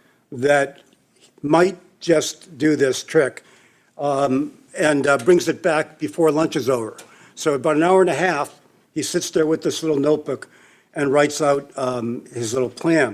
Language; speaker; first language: English; native; English